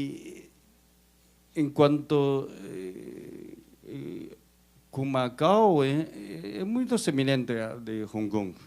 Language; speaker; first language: Spanish; non-native, fluent; Chinese